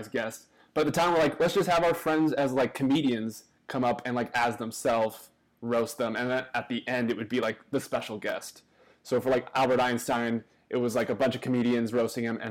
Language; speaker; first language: English; native; English